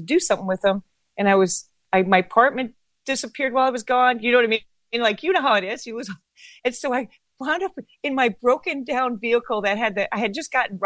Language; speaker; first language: English; native; English